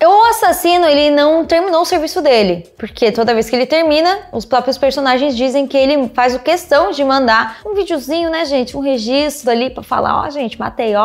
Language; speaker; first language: Portuguese; native; Portuguese